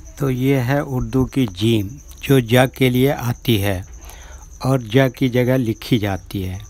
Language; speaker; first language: Hindi; native; Hindi